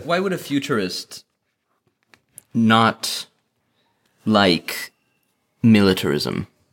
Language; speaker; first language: English; native; English